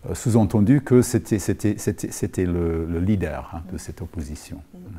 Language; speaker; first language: French; non-native, fluent; English